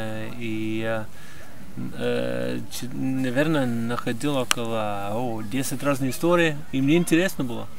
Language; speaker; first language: Russian; non-native, fluent; English